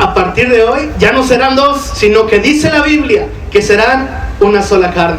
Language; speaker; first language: Spanish; native; Spanish